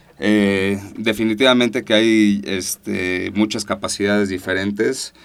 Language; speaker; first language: Spanish; native; Spanish